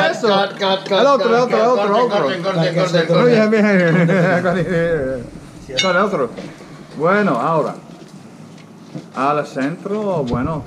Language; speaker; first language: Spanish; non-native, learner; English